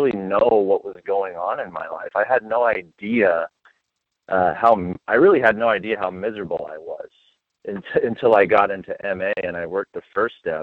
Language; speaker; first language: English; native; English